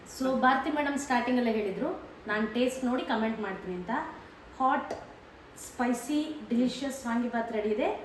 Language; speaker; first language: Kannada; native; Kannada